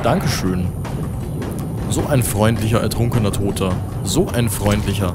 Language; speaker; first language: German; native; German